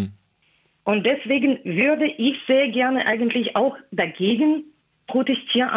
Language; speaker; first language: German; non-native, fluent; Russian